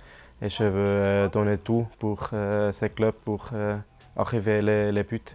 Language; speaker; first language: French; non-native, local second language; German